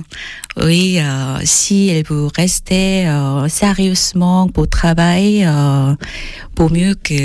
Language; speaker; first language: French; non-native, fluent; Korean